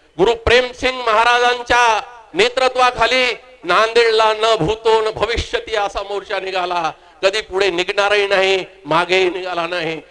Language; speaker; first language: Marathi; non-native, local second language; Lambadi